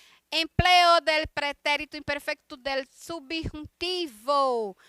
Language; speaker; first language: Spanish; non-native, fluent; Portuguese